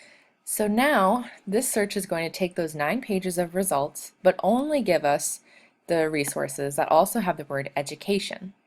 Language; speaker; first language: English; native; English